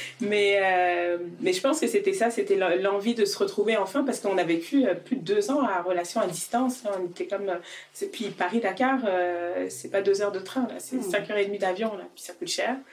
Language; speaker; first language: French; native; French